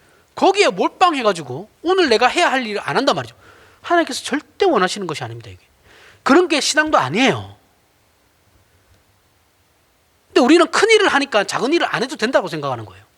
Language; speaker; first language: Korean; native; Korean